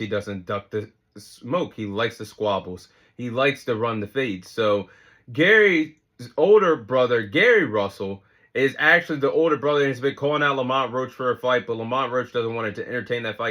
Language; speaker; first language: English; native; English